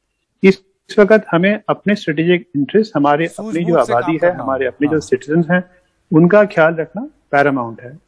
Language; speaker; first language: Hindi; native; Hindi